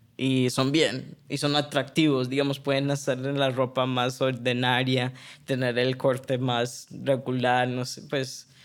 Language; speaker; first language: Spanish; early bilingual, heritage; Spanish